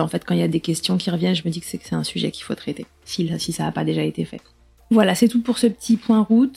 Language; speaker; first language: French; native; French